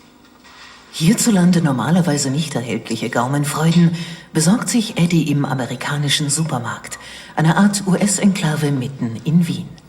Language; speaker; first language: German; native; German